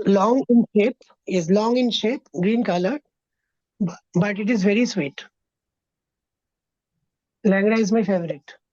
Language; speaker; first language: English; non-native, fluent; Bangla